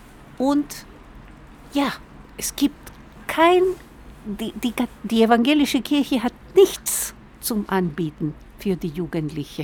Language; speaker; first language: German; non-native, fluent; Spanish